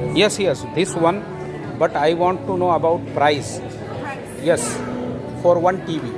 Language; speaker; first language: English; non-native, local second language; Hindi